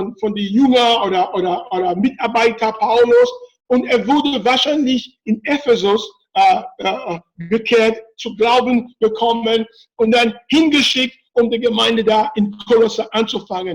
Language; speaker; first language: German; non-native, fluent; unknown